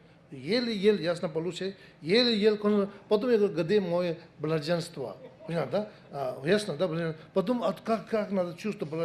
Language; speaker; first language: Russian; non-native, learner; Tibetan